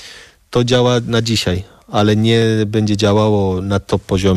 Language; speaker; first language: Polish; early bilingual, heritage; Polish